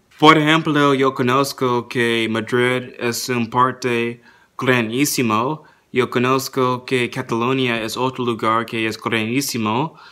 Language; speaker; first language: Spanish; non-native, learner; English